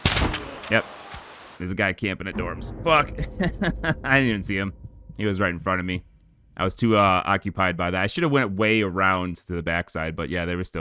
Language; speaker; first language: English; native; English